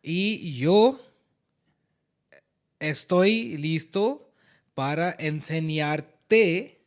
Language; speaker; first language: Spanish; non-native, learner; Hindi